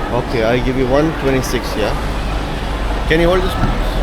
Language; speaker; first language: English; non-native, local second language; Urdu